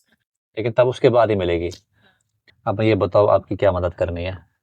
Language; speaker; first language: Hindi; native; Hindi